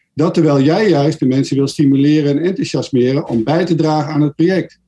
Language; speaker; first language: Dutch; native; Dutch